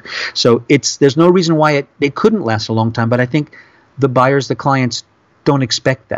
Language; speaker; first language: English; native; English